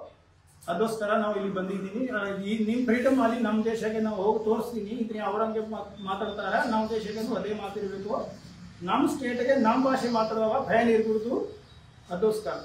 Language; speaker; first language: Kannada; non-native, learner; Punjabi